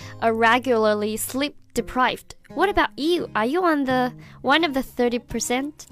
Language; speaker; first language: English; non-native, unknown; Chinese